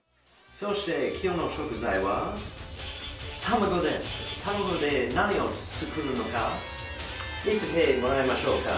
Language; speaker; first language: Japanese; non-native, learner; English